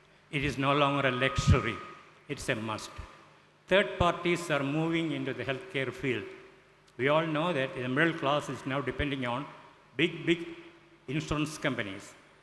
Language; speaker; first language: English; non-native, local second language; Malayalam